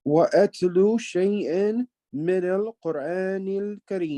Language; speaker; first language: Arabic; non-native, learner; English